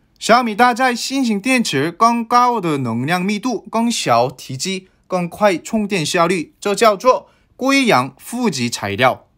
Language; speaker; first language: Chinese; non-native, fluent; Korean